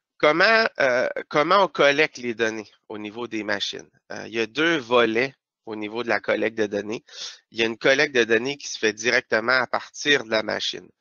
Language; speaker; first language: French; native; French